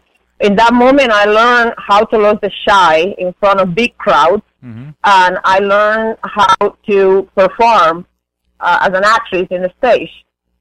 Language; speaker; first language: English; non-native, fluent; Spanish